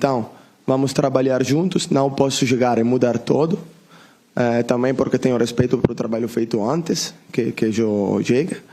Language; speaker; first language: Portuguese; non-native, learner; Italian